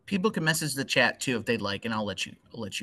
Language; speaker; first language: English; native; English